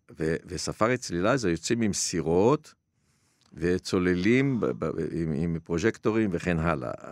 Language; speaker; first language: Hebrew; native; Hebrew